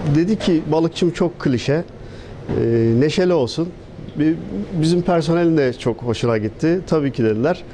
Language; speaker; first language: Turkish; native; Turkish